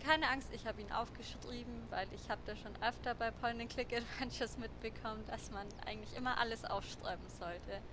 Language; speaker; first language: German; native; German